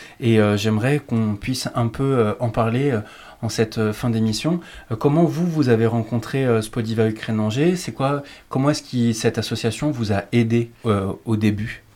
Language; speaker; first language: French; native; French